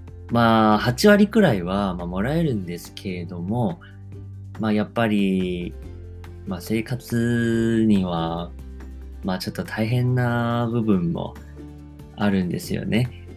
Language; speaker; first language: Japanese; non-native, fluent; Chinese